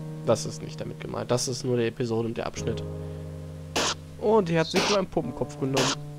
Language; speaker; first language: German; native; German